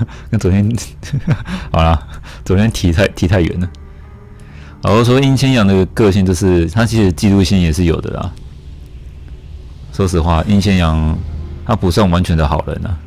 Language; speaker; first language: Chinese; native; Chinese